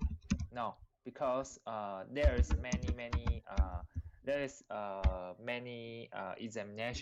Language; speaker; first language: English; non-native, learner; Chinese